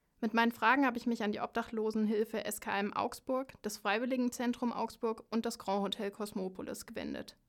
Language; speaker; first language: German; native; German